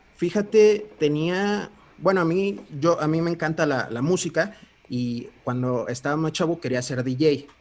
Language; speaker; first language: Spanish; early bilingual, heritage; Spanish